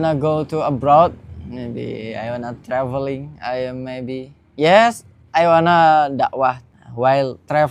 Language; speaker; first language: English; non-native, learner; Indonesian